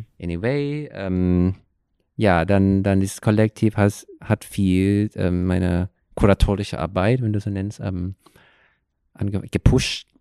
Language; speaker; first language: German; non-native, fluent; Thai